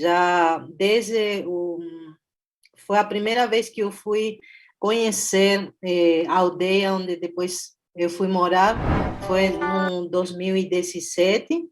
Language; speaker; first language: Portuguese; non-native, fluent; Spanish